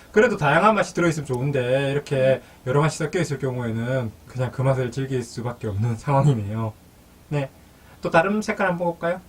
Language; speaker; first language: Korean; native; Korean